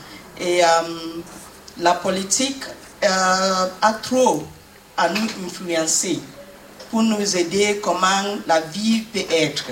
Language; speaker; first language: French; non-native, learner; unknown